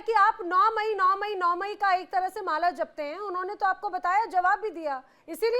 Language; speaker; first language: Hindi; native; Hindi